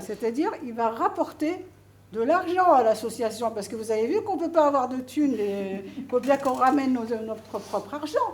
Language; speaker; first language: French; native; French